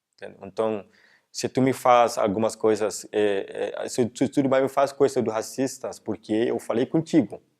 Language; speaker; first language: Portuguese; non-native, learner; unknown